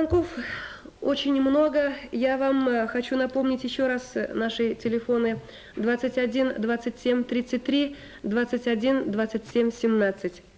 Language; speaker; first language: Russian; native; Russian